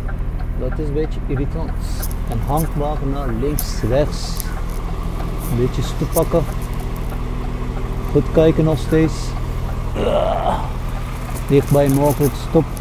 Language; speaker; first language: Dutch; non-native, fluent; Turkish